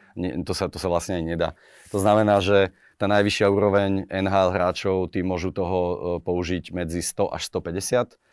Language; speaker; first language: Slovak; native; Slovak